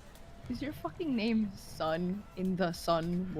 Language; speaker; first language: English; native; English